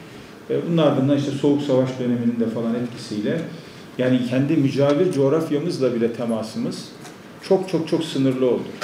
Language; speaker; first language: Turkish; native; Turkish